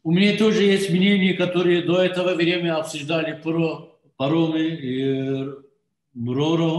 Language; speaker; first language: Russian; non-native, learner; Turkish